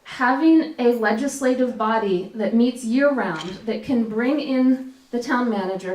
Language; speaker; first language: English; native; English